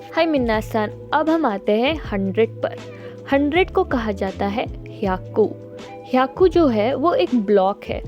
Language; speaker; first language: Hindi; native; Hindi